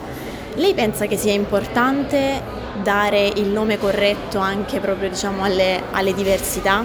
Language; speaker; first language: Italian; native; Italian